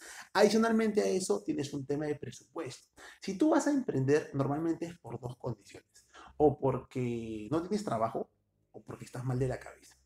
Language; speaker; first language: Spanish; native; Spanish